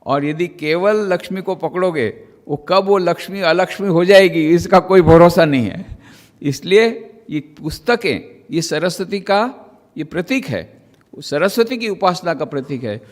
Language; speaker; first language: Hindi; non-native, local second language; Gujarati